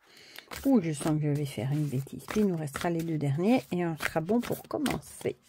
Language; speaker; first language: French; native; French